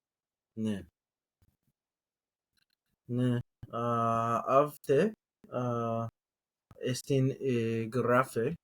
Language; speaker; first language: Greek; non-native, learner; English